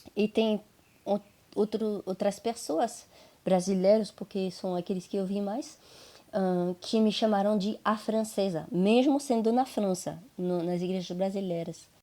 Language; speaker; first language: Portuguese; non-native, fluent; French